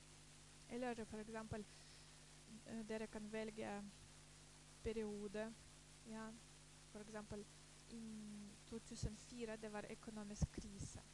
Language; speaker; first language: Norwegian; non-native, fluent; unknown